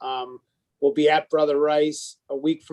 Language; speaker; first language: English; native; English